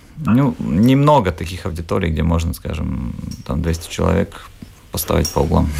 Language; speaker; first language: Russian; non-native, local second language; Latvian